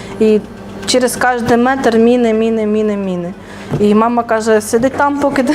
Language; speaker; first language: Ukrainian; non-native, local second language; Russian